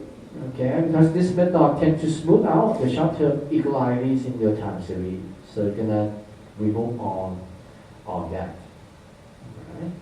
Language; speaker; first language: English; non-native, fluent; Thai